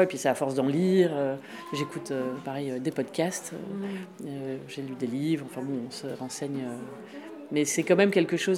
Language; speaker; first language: French; native; French